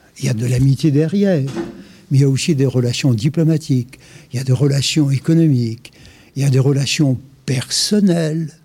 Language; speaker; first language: French; native; French